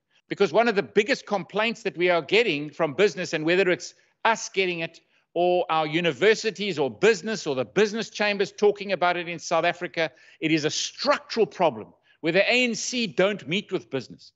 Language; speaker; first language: English; native; English